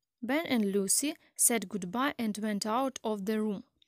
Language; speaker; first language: English; non-native, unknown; Ukrainian